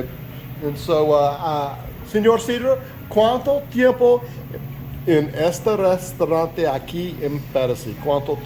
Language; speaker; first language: Spanish; non-native, learner; English